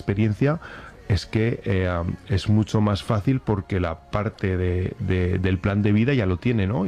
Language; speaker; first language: Spanish; native; Spanish